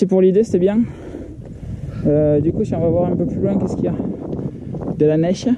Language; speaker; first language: French; native; French